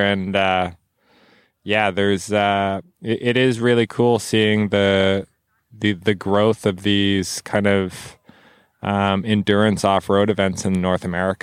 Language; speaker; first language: English; native; English